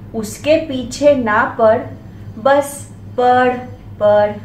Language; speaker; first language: Hindi; non-native, local second language; Marathi